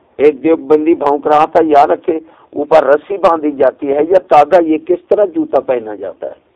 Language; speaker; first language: Urdu; non-native, local second language; Punjabi